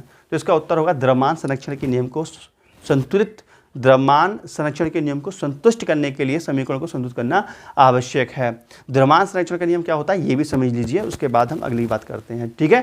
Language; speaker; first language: Hindi; native; Hindi